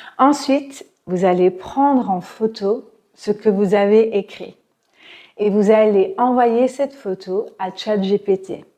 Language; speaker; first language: French; native; French